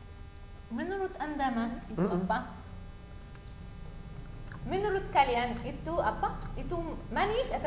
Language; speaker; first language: Indonesian; non-native, learner; Arabic